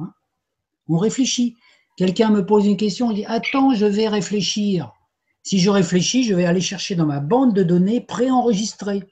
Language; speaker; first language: French; native; French